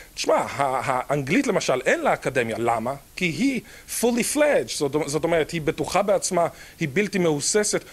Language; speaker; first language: Hebrew; native; Hebrew